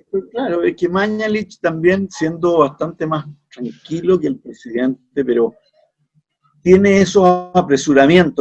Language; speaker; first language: Spanish; native; Spanish